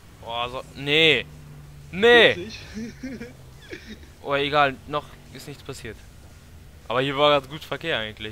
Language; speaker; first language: German; native; German